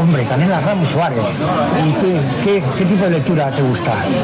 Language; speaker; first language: Spanish; native; Spanish